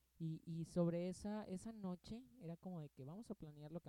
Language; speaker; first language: Spanish; native; Spanish